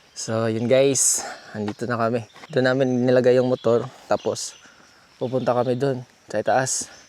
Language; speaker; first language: Filipino; non-native, local second language; Cebuano